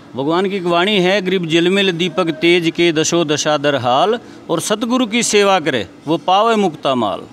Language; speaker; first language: Hindi; native; Hindi